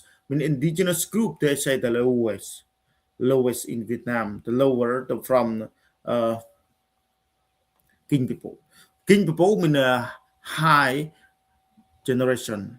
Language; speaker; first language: English; non-native, learner; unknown